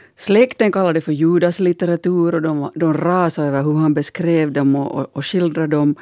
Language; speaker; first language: Swedish; native; Swedish